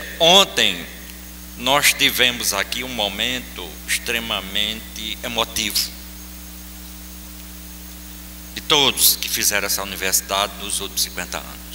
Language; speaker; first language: Portuguese; native; Portuguese